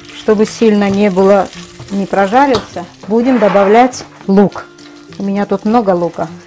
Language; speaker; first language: Russian; non-native, local second language; Georgian